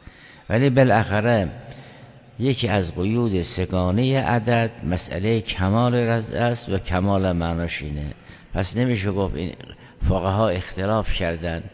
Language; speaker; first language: Persian; native; Persian